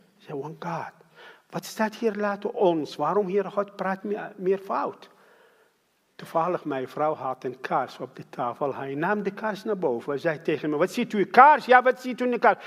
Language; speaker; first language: Dutch; non-native, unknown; Arabic